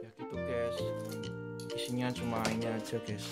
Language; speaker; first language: Indonesian; non-native, local second language; Javanese